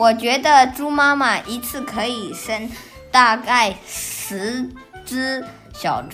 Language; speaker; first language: Chinese; early bilingual, heritage; Chinese